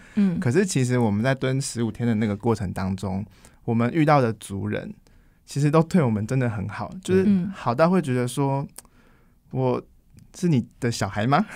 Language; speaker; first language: Chinese; native; Chinese